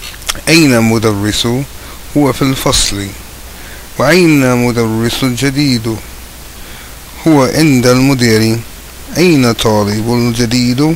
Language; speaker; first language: Arabic; non-native, fluent; English